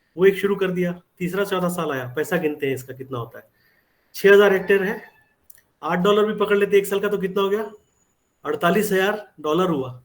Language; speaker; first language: Hindi; native; Hindi